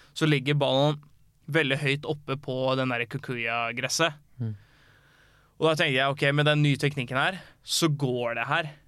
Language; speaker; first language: Norwegian; native; Norwegian